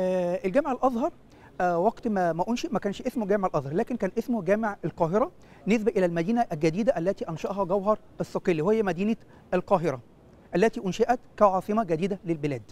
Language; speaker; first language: Arabic; native; Arabic